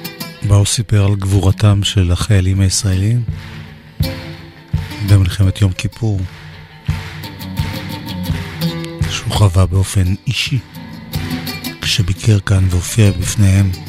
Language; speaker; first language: Hebrew; native; Hebrew